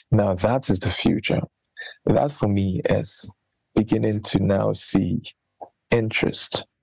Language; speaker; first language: English; non-native, local second language; Akan